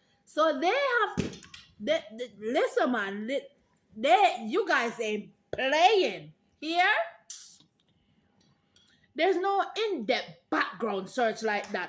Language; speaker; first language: English; non-native, local second language; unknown